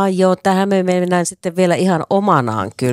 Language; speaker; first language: Finnish; native; Finnish